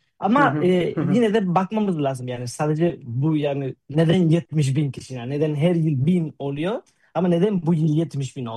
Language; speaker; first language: Turkish; non-native, fluent; Spanish